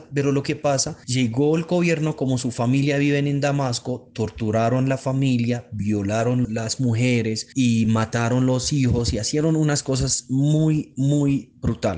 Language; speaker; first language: Spanish; non-native, fluent; Arabic